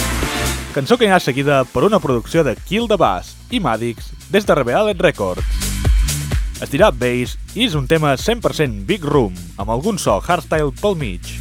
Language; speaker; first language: Catalan; native; Catalan